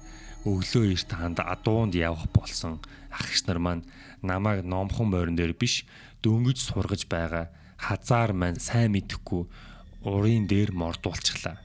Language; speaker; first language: Mongolian; native; Mongolian